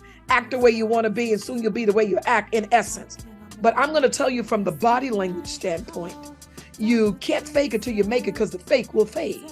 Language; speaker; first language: English; native; English